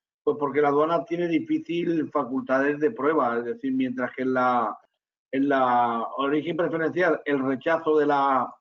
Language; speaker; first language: Spanish; native; Spanish